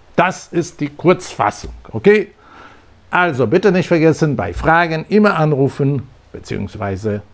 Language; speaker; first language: German; non-native, fluent; Polish